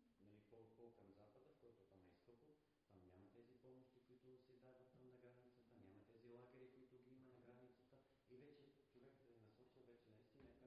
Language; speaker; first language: Bulgarian; non-native, fluent; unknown